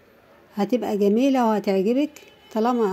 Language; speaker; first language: Arabic; native; Arabic